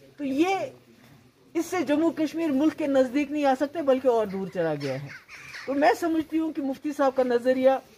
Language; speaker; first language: Urdu; non-native, local second language; Kashmiri